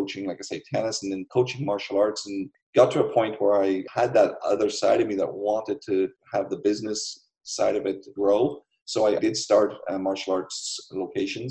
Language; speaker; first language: English; native; English